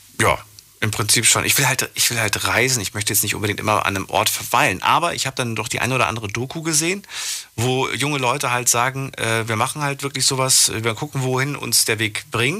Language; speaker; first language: German; native; German